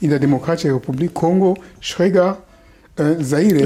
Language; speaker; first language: German; non-native, fluent; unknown